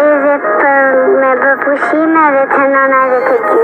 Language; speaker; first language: Albanian; early bilingual, heritage; Albanian